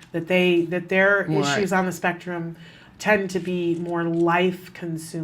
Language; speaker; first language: English; native; English